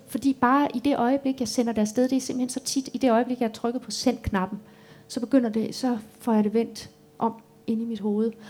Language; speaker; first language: Danish; native; Danish